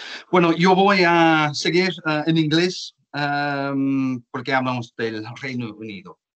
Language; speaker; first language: Spanish; non-native, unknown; English